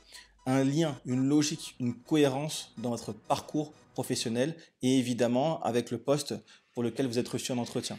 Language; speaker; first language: French; native; French